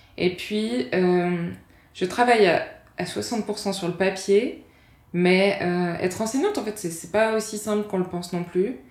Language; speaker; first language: French; native; French